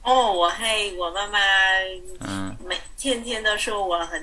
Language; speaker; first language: Chinese; non-native, fluent; Vietnamese